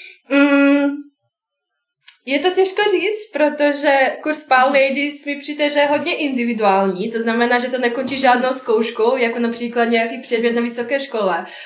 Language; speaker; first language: Czech; non-native, fluent; Bosnian